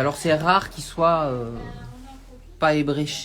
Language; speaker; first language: French; native; French